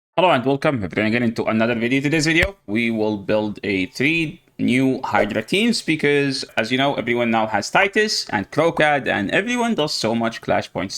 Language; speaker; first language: English; non-native, fluent; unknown